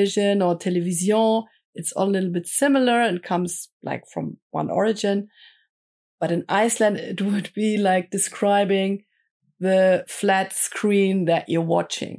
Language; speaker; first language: English; non-native, fluent; German